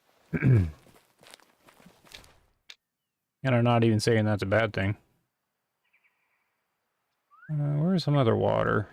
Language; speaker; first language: English; native; English